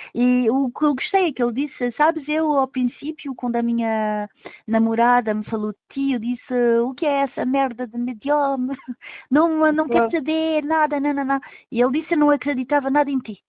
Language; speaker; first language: Portuguese; early bilingual, heritage; Portuguese